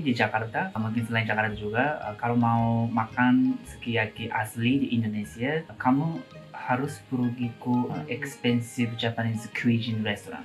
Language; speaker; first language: Indonesian; non-native, learner; Japanese